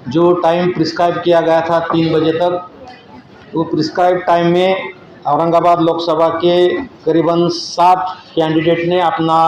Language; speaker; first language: Hindi; non-native, local second language; Marathi